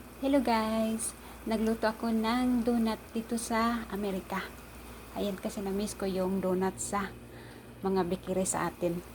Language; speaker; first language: Filipino; non-native, local second language; Cebuano